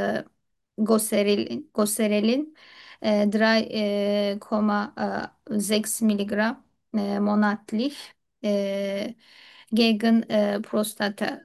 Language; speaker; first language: German; non-native, learner; Turkish